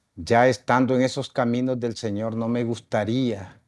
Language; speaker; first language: Spanish; native; Spanish